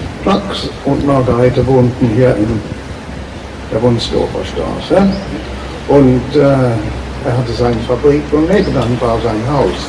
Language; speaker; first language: German; early bilingual, heritage; German